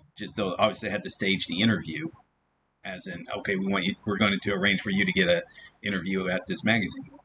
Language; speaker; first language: English; native; English